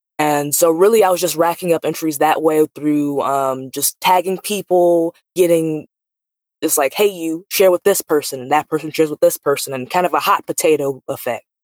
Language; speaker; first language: English; native; English